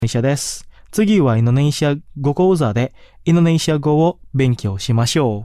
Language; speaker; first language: Japanese; non-native, fluent; Indonesian